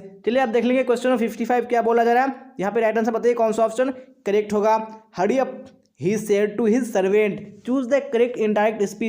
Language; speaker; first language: Hindi; native; Hindi